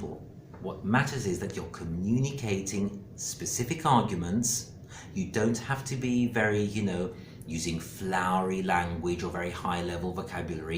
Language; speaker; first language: English; non-native, fluent; Greek